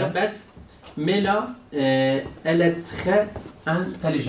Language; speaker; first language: French; non-native, learner; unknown